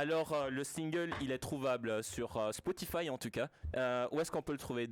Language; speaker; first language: French; native; French